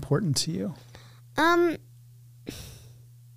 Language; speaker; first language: English; native; English